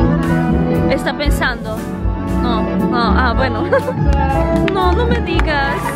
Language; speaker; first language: Spanish; non-native, learner; Polish